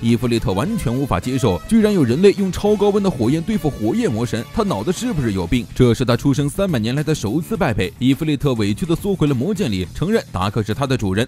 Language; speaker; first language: Chinese; native; Chinese